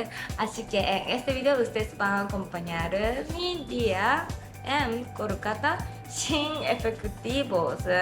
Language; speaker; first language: Spanish; non-native, learner; Japanese